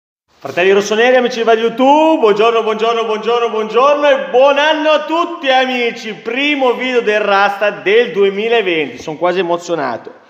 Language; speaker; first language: Italian; native; Italian